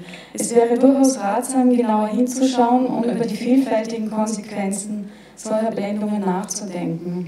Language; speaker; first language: German; native; German